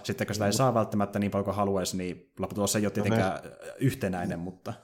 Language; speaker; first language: Finnish; native; Finnish